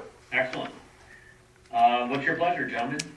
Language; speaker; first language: English; native; English